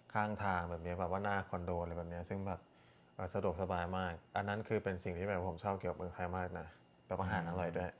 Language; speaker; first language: Thai; early bilingual, other home language; Korean